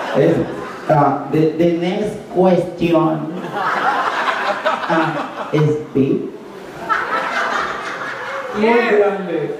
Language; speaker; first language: English; non-native, local second language; Spanish